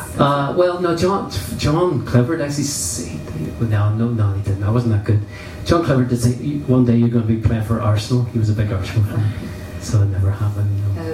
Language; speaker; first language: English; native; English